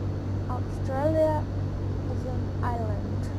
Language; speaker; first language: English; non-native, learner; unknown